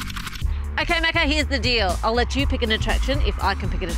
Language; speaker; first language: English; native; English